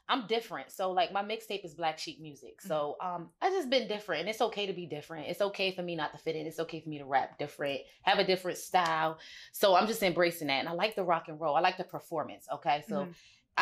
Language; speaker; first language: English; native; English